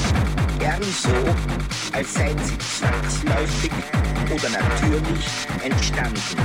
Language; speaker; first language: German; native; German